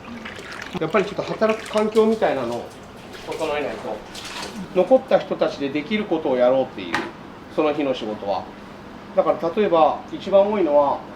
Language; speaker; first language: Japanese; native; Japanese